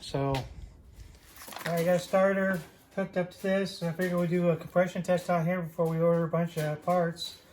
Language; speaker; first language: English; native; English